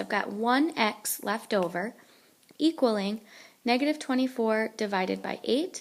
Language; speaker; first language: English; native; English